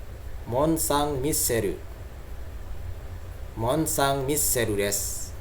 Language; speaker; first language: Japanese; non-native, fluent; Indonesian